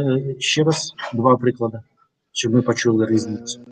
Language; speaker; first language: Ukrainian; non-native, learner; Russian